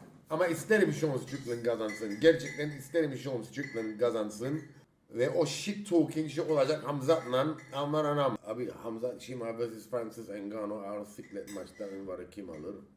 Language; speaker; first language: Turkish; early bilingual, heritage; Turkish